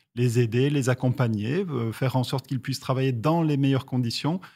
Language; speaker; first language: French; native; French